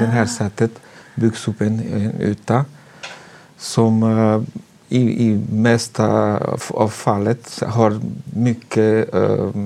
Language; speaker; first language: Swedish; non-native, fluent; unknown